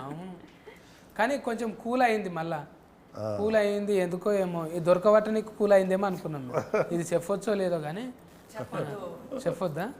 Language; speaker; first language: Telugu; native; Telugu